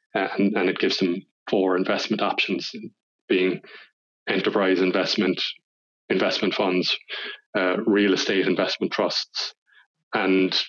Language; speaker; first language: English; native; English